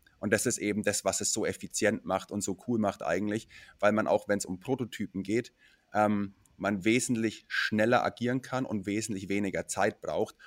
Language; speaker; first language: German; native; German